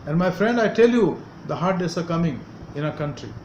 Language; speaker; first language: English; non-native, local second language; Hindi